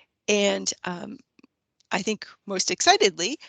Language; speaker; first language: English; native; English